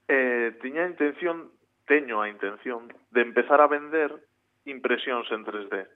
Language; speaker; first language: Galician; native; Galician